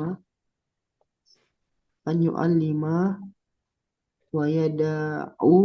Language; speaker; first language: Arabic; non-native, learner; Indonesian